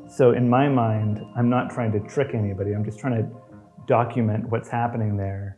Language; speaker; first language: English; native; English